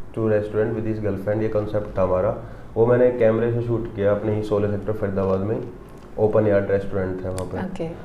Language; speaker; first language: Hindi; non-native, local second language; Haryanvi